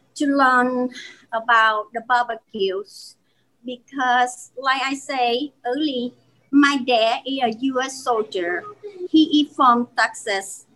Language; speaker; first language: English; non-native, learner; Vietnamese